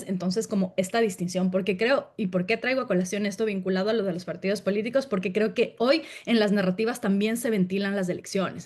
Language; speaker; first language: Spanish; native; Spanish